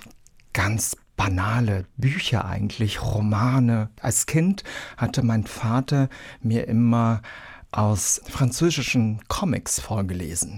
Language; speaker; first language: German; early bilingual, other home language; Vietnamese